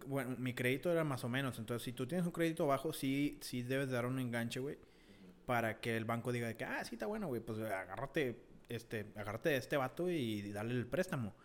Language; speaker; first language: Spanish; early bilingual, heritage; Spanish